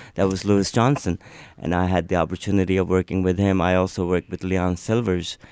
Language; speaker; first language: English; non-native, local second language; Urdu